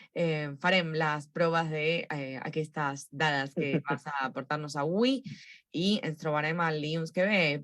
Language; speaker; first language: Catalan; non-native, local second language; Spanish